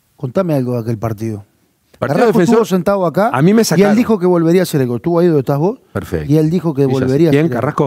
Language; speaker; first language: Spanish; native; Spanish